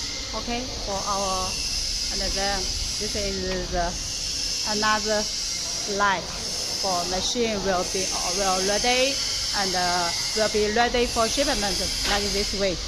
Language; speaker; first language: English; non-native, learner; Chinese